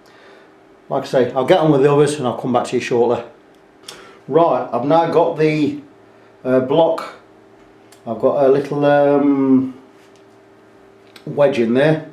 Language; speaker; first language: English; native; English